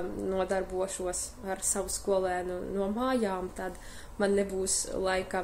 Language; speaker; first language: Latvian; non-native, fluent; Russian